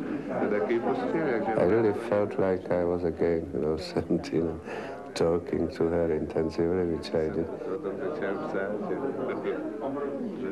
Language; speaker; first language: English; non-native, fluent; Czech